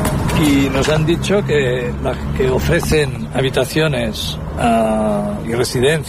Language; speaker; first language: Spanish; native; Spanish